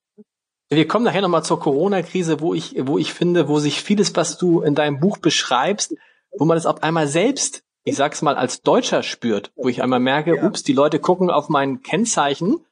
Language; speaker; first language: German; native; German